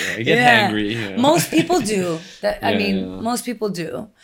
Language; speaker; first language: English; early bilingual, other home language; Spanish